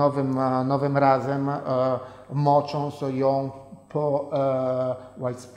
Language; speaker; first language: Polish; non-native, fluent; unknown